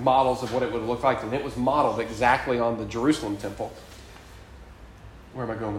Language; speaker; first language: English; native; English